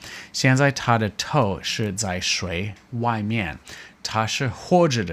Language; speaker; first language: Chinese; non-native, learner; English